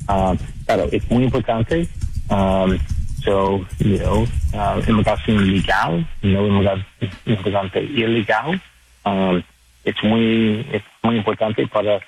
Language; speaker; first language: Spanish; non-native, learner; English